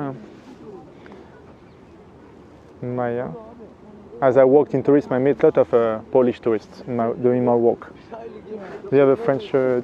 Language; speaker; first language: English; non-native, fluent; French